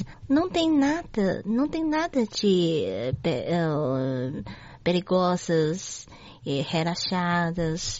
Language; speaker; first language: Portuguese; non-native, learner; Chinese